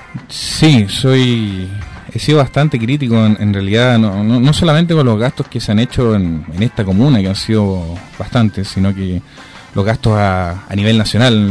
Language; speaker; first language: Spanish; native; Spanish